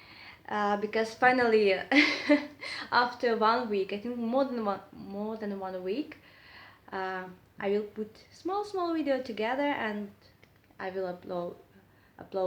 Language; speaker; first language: English; non-native, learner; Russian